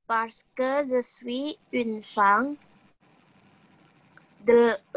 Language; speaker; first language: French; non-native, learner; Indonesian